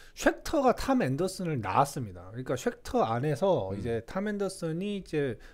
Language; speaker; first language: Korean; native; Korean